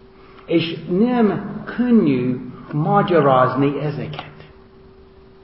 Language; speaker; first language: Hungarian; non-native, fluent; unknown